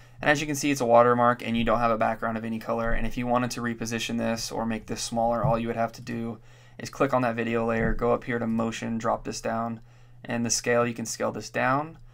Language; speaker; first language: English; native; English